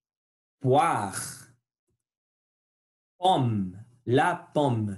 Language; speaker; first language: French; non-native, learner; Spanish